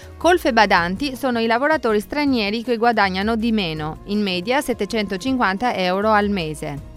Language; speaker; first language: Italian; native; Italian